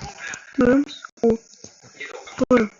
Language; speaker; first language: Russian; native; Russian